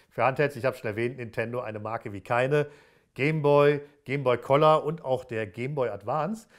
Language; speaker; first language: German; native; German